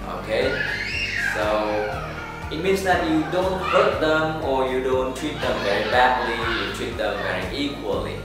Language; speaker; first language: English; non-native, fluent; Vietnamese